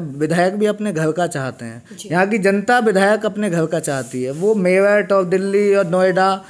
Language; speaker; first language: Hindi; native; Hindi